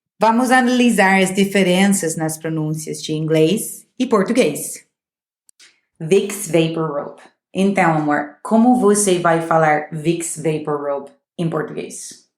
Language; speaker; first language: Portuguese; non-native, fluent; English